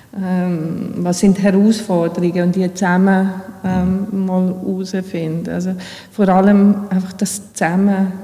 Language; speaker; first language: German; early bilingual, other home language; Bosnian